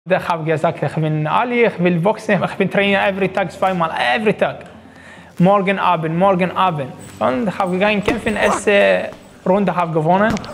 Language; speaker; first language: German; non-native, local second language; Arabic